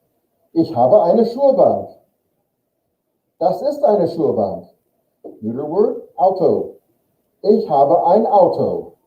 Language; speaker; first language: German; non-native, fluent; English